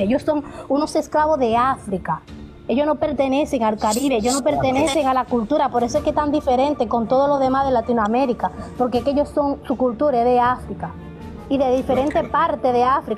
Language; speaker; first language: Spanish; native; Spanish